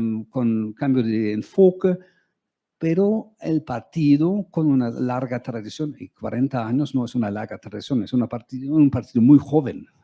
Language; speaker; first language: Spanish; non-native, fluent; German